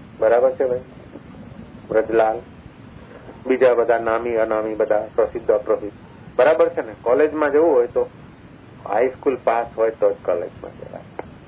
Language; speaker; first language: Gujarati; non-native, local second language; Sindhi